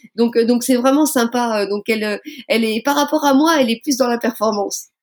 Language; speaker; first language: French; native; French